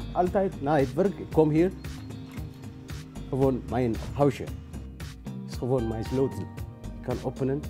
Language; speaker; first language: Dutch; non-native, learner; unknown